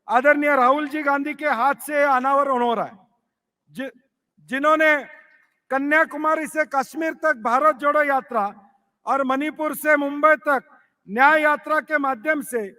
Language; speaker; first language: Hindi; non-native, local second language; Marathi